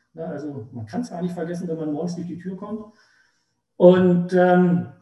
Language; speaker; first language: German; native; German